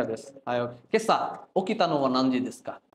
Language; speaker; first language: Japanese; non-native, fluent; Bangla